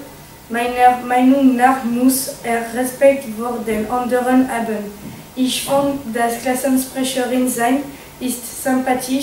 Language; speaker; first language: German; non-native, learner; French